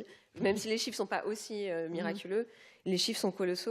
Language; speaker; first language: French; native; French